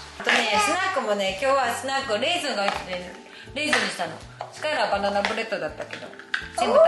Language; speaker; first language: Japanese; native; Japanese